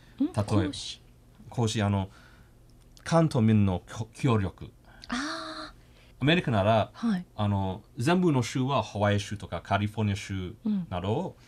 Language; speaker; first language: Japanese; non-native, fluent; English